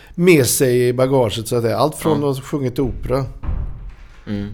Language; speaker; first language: Swedish; native; Swedish